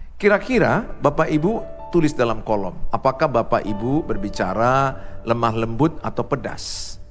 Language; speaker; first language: Indonesian; native; Indonesian